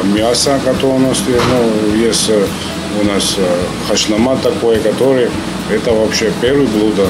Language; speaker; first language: Russian; non-native, learner; Georgian